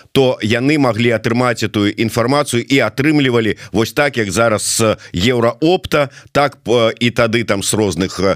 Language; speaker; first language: Belarusian; native; Belarusian